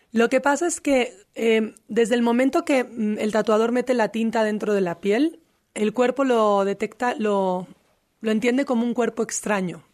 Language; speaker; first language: Spanish; native; Spanish